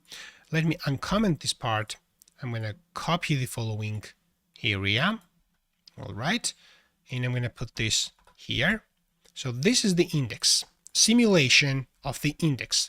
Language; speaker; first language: English; non-native, fluent; Georgian